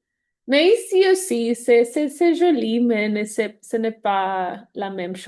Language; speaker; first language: French; non-native, learner; Spanish